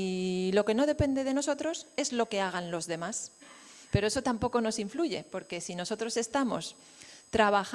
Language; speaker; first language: Spanish; native; Spanish